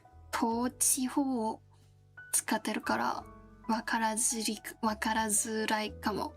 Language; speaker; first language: Japanese; non-native, learner; Korean